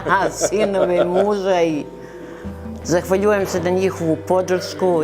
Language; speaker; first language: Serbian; early bilingual, other home language; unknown